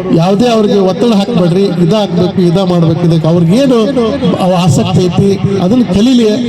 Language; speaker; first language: Kannada; non-native, local second language; Urdu